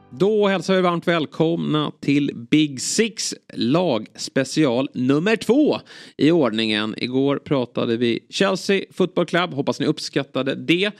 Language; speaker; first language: Swedish; native; Swedish